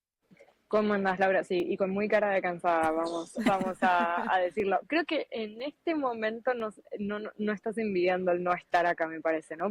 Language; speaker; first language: Spanish; native; Spanish